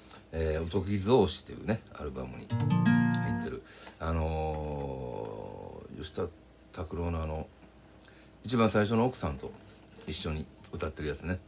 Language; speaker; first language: Japanese; native; Japanese